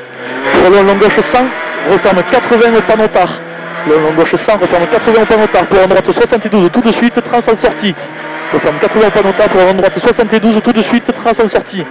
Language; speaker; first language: French; native; French